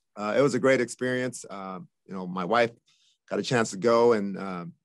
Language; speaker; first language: English; native; English